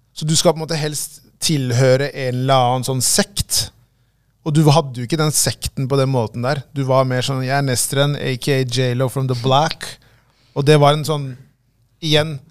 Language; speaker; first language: Norwegian; early bilingual, other home language; Tigrinya